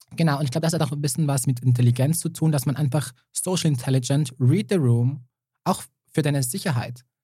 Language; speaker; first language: German; early bilingual, other home language; Serbian